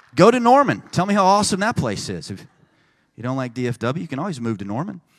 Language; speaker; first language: English; native; English